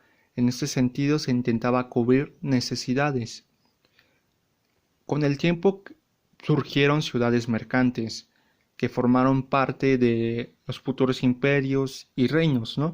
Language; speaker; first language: Spanish; native; Spanish